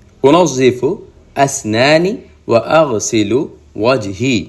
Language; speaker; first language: Arabic; non-native, fluent; Bangla